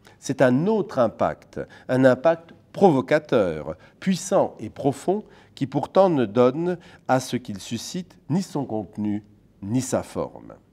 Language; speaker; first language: French; native; French